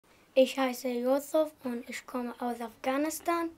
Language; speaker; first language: German; non-native, learner; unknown